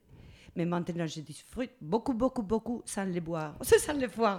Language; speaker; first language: French; non-native, learner; Spanish